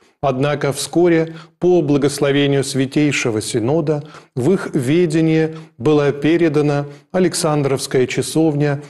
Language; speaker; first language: Russian; native; Russian